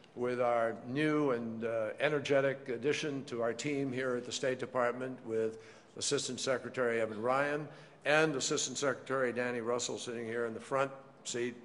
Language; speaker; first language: English; native; English